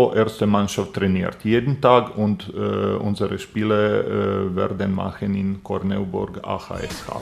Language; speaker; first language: German; non-native, fluent; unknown